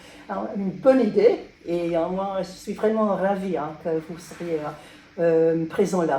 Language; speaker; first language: French; non-native, learner; English